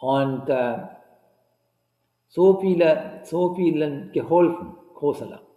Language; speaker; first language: German; non-native, fluent; Sinhala